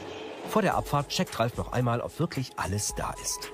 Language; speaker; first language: German; native; German